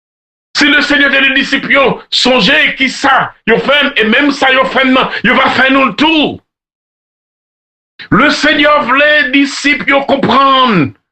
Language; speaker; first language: French; non-native, local second language; Haitian Creole